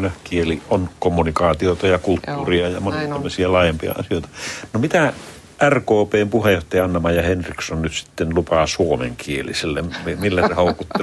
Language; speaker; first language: Finnish; native; Finnish